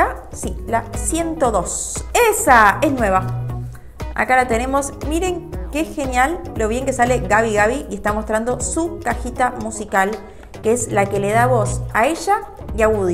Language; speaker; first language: Spanish; native; Spanish